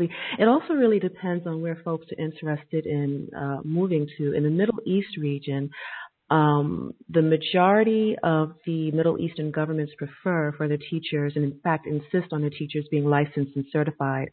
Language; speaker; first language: English; native; English